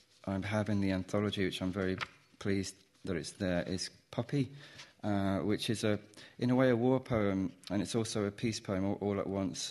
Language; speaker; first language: English; native; English